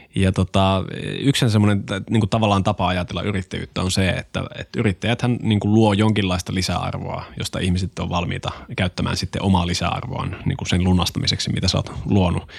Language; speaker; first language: Finnish; native; Finnish